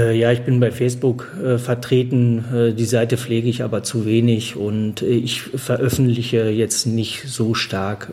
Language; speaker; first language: German; native; German